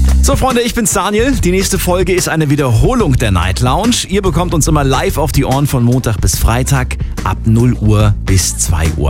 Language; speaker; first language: German; native; German